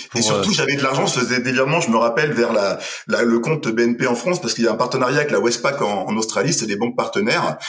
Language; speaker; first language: French; native; French